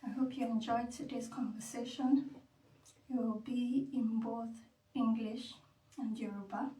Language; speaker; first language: English; non-native, local second language; Yoruba